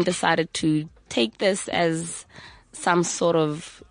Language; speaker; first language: English; non-native, local second language; Tswana